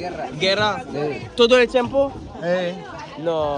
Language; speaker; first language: Spanish; non-native, learner; French